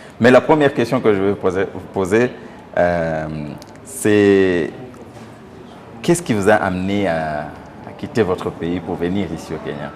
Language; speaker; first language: French; non-native, fluent; Swahili